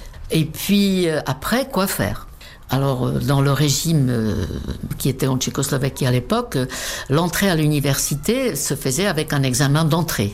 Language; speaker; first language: French; non-native, fluent; Czech